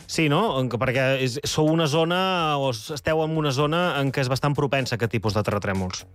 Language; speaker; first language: Catalan; native; Catalan